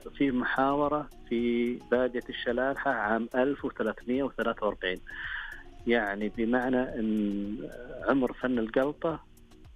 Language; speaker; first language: Arabic; native; Arabic